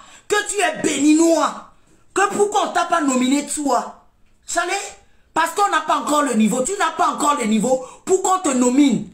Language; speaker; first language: French; native; French